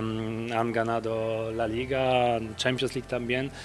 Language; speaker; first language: Spanish; non-native, learner; Polish